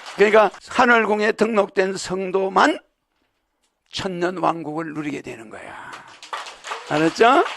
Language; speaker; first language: Korean; native; Korean